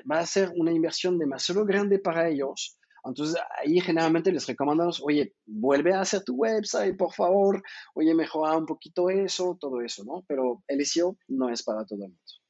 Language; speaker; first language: Spanish; non-native, fluent; French